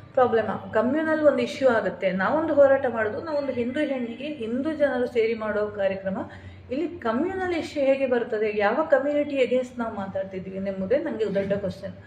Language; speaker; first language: Kannada; native; Kannada